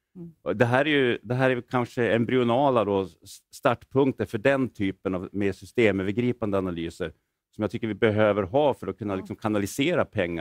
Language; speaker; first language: Swedish; native; Swedish